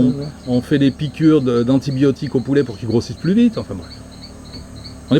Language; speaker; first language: French; native; French